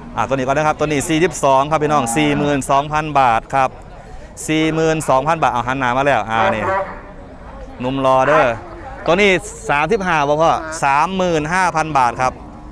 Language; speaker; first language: Thai; native; Thai